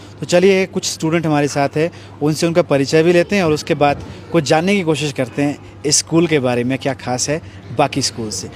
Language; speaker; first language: Hindi; native; Hindi